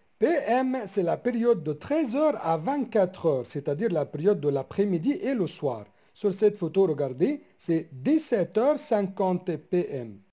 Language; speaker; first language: French; non-native, local second language; Arabic